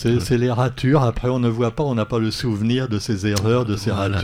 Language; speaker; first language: French; native; French